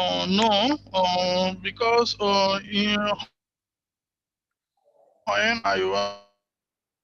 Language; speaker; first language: English; non-native, learner; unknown